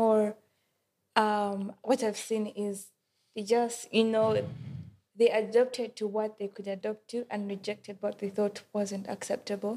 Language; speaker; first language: English; non-native, local second language; Ganda